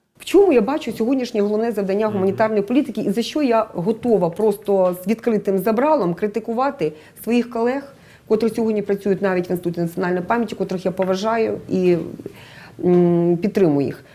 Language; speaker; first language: Ukrainian; native; Ukrainian